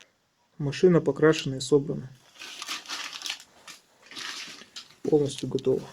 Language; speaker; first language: Russian; native; Russian